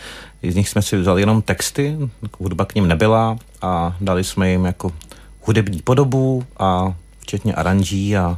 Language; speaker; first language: Czech; native; Czech